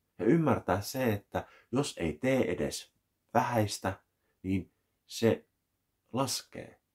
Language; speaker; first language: Finnish; native; Finnish